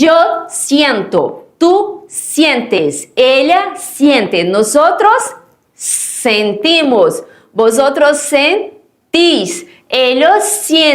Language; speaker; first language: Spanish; non-native, fluent; Portuguese